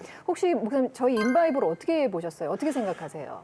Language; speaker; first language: Korean; native; Korean